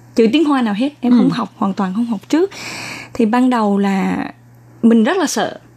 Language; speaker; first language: Vietnamese; native; Vietnamese